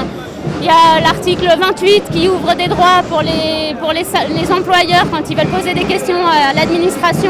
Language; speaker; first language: French; native; French